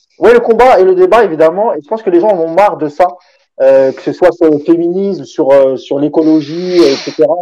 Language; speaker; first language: French; native; French